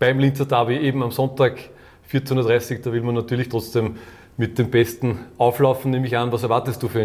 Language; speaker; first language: German; native; German